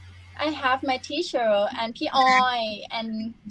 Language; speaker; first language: English; non-native, learner; Thai